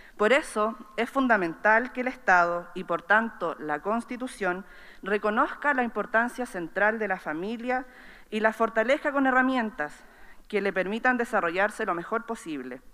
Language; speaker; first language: Spanish; native; Spanish